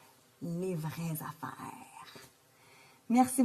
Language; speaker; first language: French; native; French